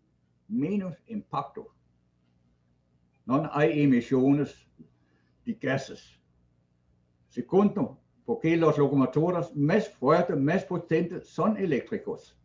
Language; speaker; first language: Spanish; non-native, fluent; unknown